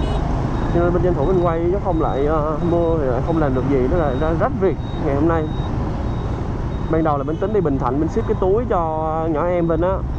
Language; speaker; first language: Vietnamese; native; Vietnamese